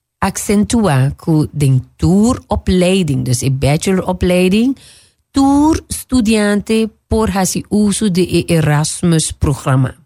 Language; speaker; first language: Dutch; non-native, local second language; Papiamento